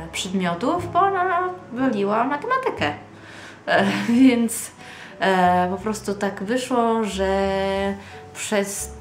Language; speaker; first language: Polish; early bilingual, other home language; Italian